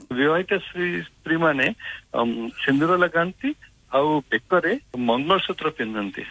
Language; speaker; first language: Odia; non-native, local second language; Marathi